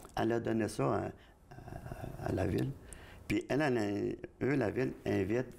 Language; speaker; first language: French; native; French